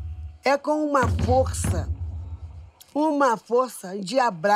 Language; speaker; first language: Portuguese; native; Portuguese